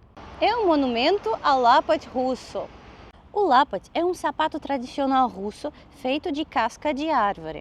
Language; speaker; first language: Portuguese; non-native, fluent; Russian